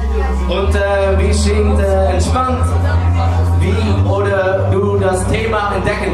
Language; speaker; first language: German; non-native, learner; Dutch